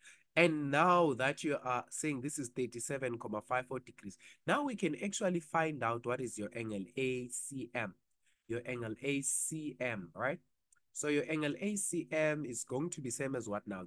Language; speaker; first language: English; non-native, local second language; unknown